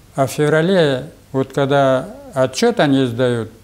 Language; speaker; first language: Russian; non-native, local second language; Bashkir